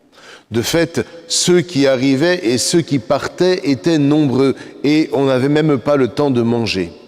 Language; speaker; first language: French; native; French